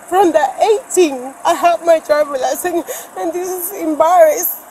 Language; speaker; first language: English; non-native, learner; Spanish